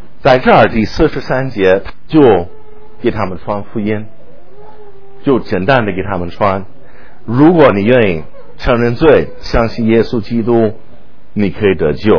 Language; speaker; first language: Chinese; non-native, fluent; English